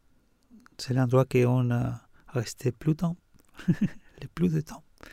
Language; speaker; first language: French; non-native, fluent; Spanish